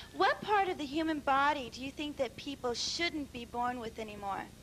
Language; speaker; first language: English; native; English